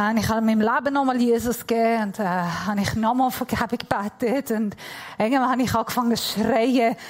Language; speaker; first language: German; non-native, fluent; Persian